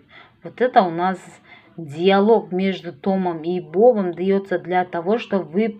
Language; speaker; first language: Russian; non-native, local second language; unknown